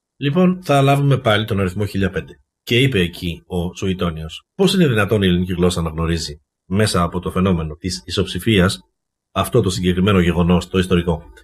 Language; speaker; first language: Greek; native; Greek